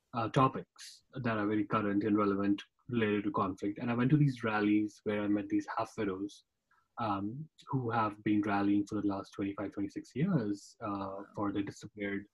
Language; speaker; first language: English; non-native, local second language; Kashmiri